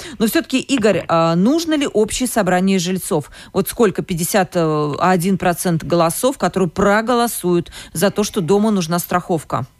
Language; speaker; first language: Russian; native; Russian